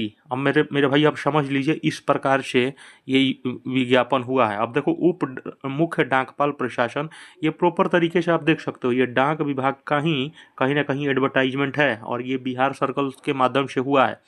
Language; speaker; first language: Hindi; native; Hindi